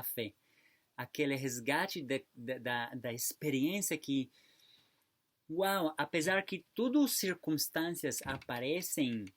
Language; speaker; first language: Portuguese; non-native, fluent; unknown